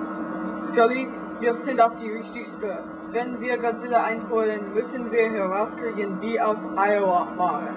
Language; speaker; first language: German; non-native, learner; English